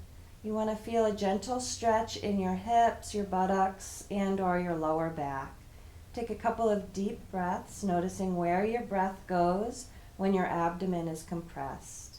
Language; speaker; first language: English; native; English